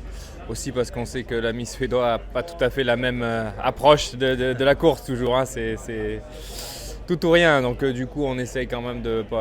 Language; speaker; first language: French; native; French